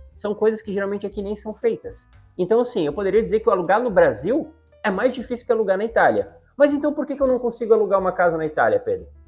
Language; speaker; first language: Portuguese; native; Portuguese